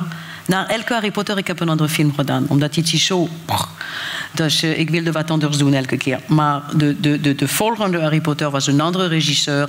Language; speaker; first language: Dutch; non-native, fluent; French